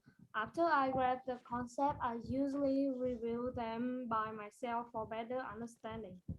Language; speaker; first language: English; non-native, learner; Vietnamese